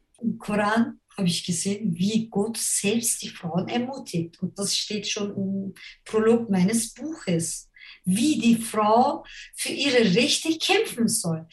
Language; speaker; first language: German; non-native, fluent; Turkish